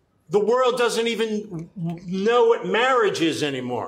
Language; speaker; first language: English; native; English